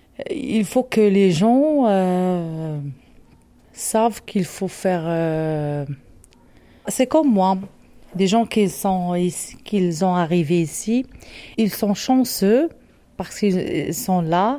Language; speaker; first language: French; non-native, learner; Arabic